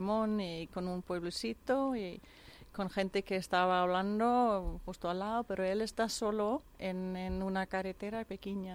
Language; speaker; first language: Spanish; non-native, fluent; Danish